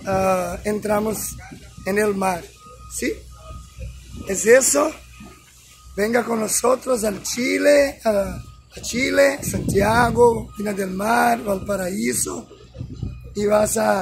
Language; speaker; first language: Spanish; non-native, learner; Portuguese